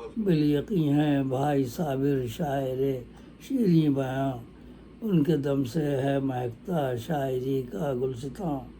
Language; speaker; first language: Urdu; native; Urdu